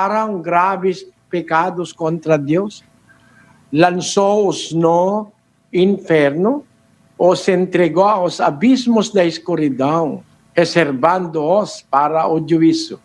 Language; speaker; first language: Portuguese; non-native, learner; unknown